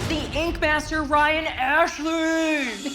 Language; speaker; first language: English; native; English